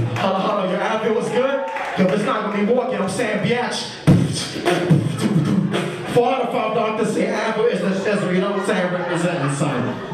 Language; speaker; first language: English; native; English